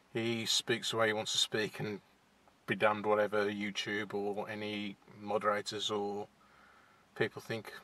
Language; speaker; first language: English; native; English